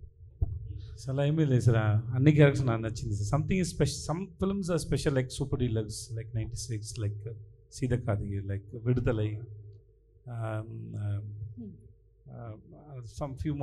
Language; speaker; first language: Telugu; non-native, learner; Tamil